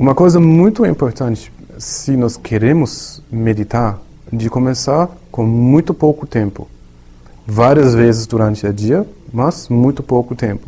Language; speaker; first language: Portuguese; non-native, learner; German